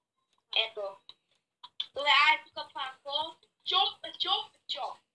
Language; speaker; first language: Bulgarian; early bilingual, heritage; English